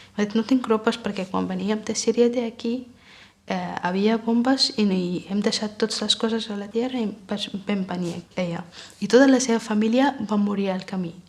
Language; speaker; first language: Catalan; non-native, fluent; Arabic